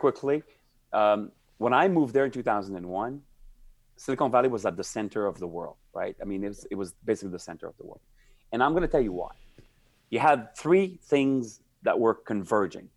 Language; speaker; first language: English; native; English